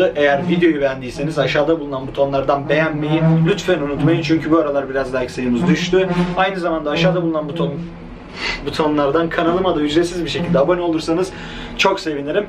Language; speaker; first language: Turkish; native; Turkish